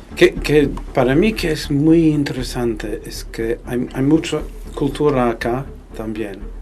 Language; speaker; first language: Spanish; non-native, fluent; English